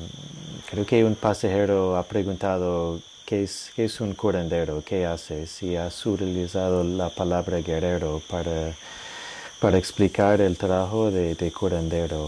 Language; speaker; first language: Spanish; non-native, learner; English